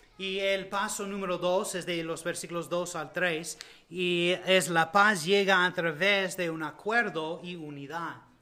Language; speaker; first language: Spanish; non-native, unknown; English